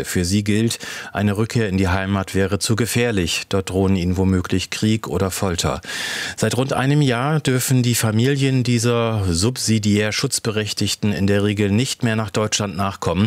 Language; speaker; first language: German; native; German